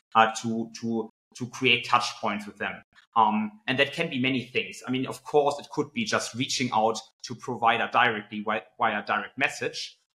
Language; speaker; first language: English; non-native, fluent; German